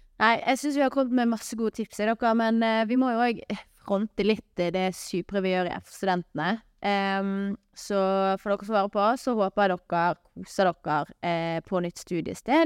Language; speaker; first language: Norwegian; native; Norwegian